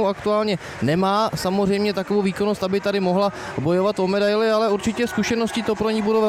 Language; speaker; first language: Czech; native; Czech